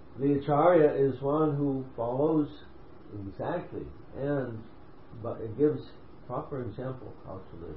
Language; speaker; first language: English; native; English